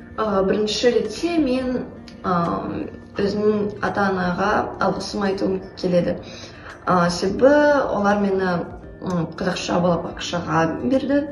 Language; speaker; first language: Kazakh; non-native, local second language; Russian